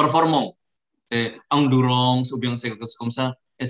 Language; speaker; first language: French; non-native, learner; Indonesian